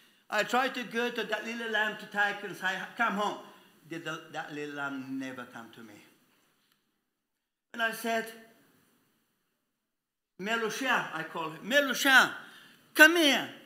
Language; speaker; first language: English; non-native, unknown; Romanian